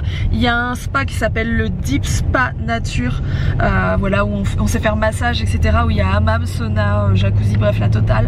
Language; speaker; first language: French; native; French